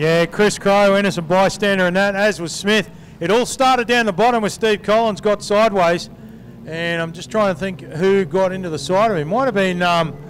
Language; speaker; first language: English; native; English